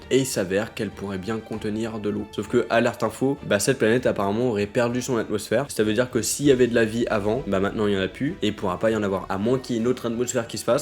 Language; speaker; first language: French; native; French